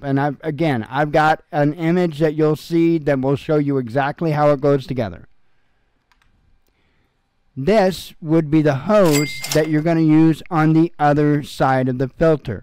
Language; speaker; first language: English; native; English